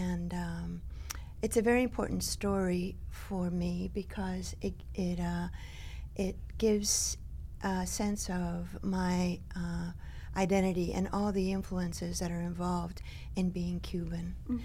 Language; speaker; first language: English; early bilingual, other home language; Spanish